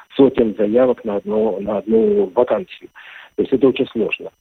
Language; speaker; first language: Russian; native; Russian